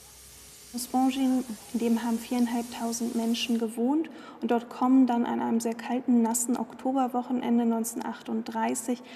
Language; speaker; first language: German; native; German